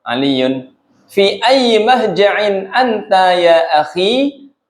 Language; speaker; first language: Arabic; non-native, fluent; Indonesian